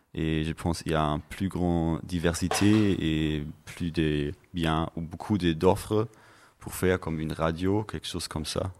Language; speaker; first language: French; non-native, learner; German